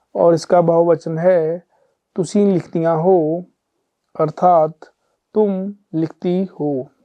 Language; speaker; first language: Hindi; non-native, local second language; Punjabi